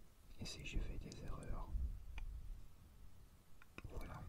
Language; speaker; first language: French; non-native, learner; English